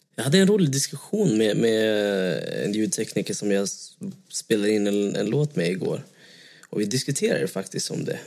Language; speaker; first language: Swedish; early bilingual, other home language; Vietnamese